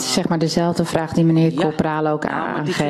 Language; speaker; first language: Dutch; native; Dutch